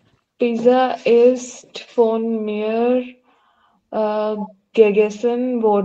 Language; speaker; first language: German; non-native, learner; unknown